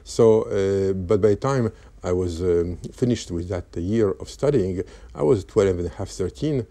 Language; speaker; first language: English; non-native, fluent; Polish